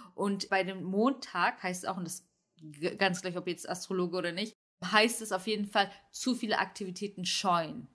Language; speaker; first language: German; early bilingual, other home language; Turkish